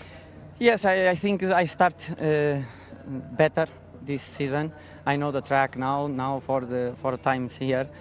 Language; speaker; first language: English; non-native, learner; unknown